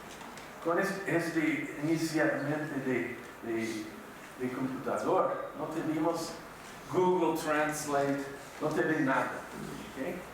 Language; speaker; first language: Portuguese; non-native, fluent; English